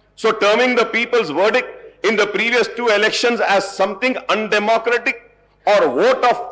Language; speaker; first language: English; non-native, local second language; Urdu